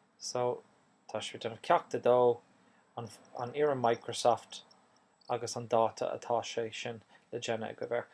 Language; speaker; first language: Irish; native; Irish